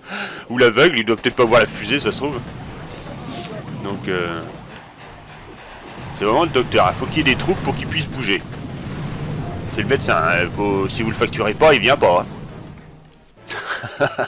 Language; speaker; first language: French; native; French